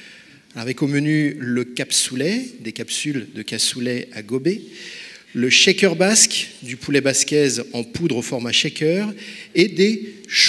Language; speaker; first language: French; native; French